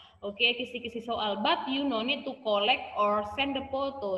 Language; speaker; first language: English; non-native, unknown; Indonesian